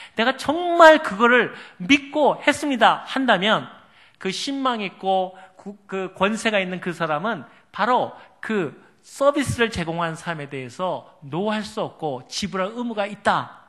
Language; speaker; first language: Korean; native; Korean